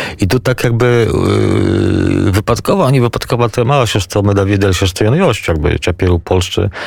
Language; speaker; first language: Polish; non-native, local second language; Belarusian